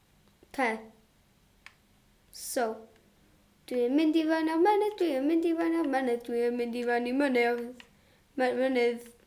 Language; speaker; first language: Welsh; non-native, local second language; English